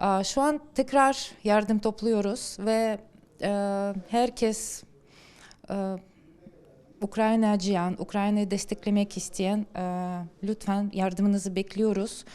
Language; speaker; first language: Turkish; non-native, fluent; Ukrainian